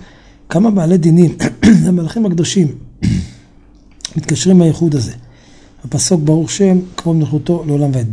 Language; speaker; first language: Hebrew; native; Hebrew